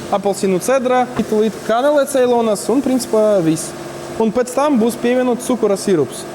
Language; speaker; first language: Latvian; non-native, local second language; Russian